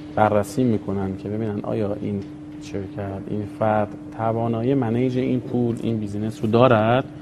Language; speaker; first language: Persian; native; Persian